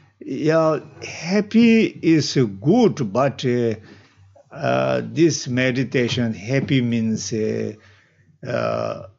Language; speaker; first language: English; non-native, learner; Tibetan